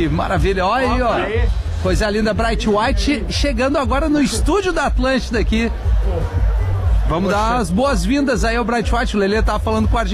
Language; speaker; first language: Portuguese; native; Portuguese